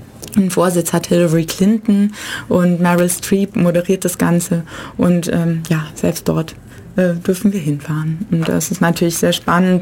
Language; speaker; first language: German; native; German